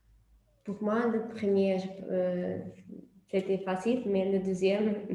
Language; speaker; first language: French; non-native, learner; Portuguese